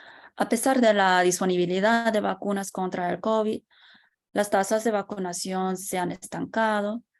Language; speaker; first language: Spanish; non-native, fluent; English